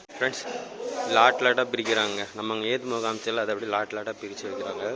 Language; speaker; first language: Tamil; native; Tamil